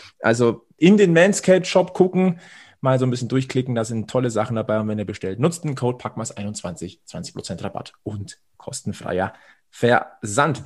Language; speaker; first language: German; native; German